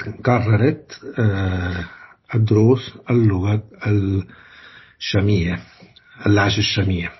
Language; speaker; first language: Arabic; non-native, learner; Italian